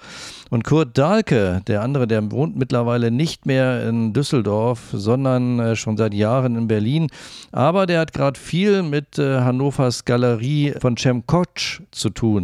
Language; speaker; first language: German; native; German